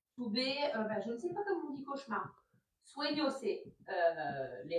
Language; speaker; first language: French; native; French